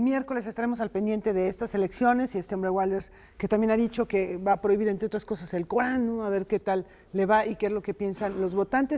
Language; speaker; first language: Spanish; native; Spanish